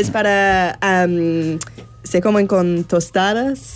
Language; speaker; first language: Spanish; non-native, learner; English